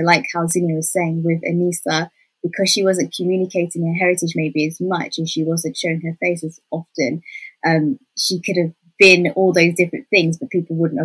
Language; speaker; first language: English; native; English